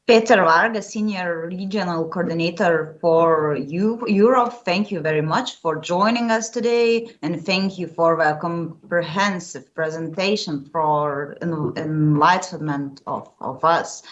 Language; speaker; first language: English; non-native, fluent; Lithuanian